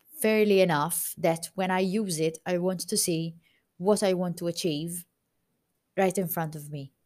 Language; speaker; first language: English; non-native, fluent; Maltese